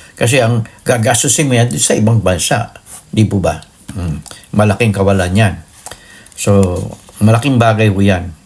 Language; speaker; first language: Filipino; native; Filipino